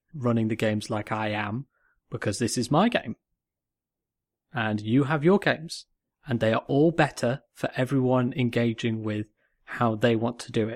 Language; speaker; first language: English; native; English